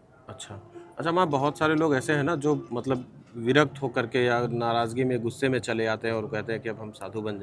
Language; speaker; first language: Hindi; native; Hindi